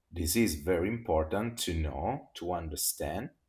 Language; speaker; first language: English; non-native, fluent; Italian